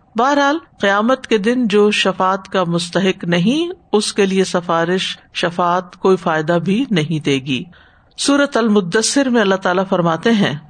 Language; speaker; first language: Urdu; native; Urdu